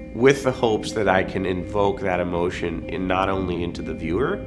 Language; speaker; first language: English; native; English